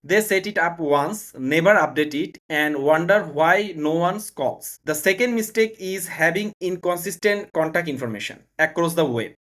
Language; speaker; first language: English; non-native, learner; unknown